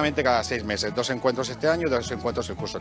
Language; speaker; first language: Spanish; native; Spanish